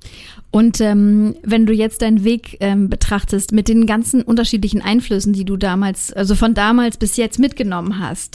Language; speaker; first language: German; native; German